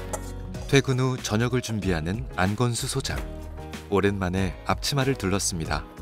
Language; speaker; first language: Korean; native; Korean